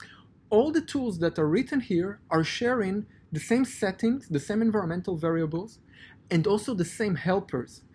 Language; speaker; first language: English; non-native, fluent; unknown